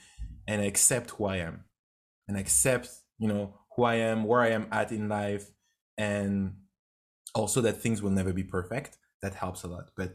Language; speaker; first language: English; non-native, fluent; French